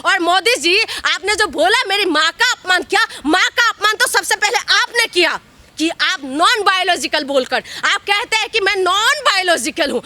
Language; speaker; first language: Hindi; non-native, local second language; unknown